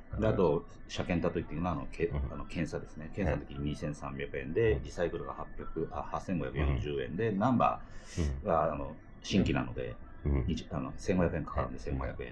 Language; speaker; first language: Japanese; native; Japanese